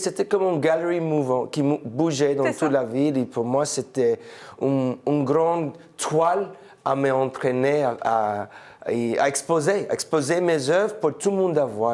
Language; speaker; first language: French; non-native, fluent; English